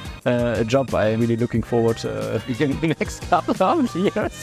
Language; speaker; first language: English; non-native, fluent; German